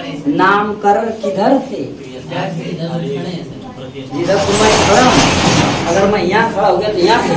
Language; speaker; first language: Hindi; native; Hindi